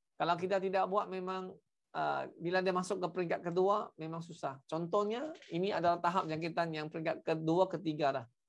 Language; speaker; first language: Malay; non-native, local second language; Chinese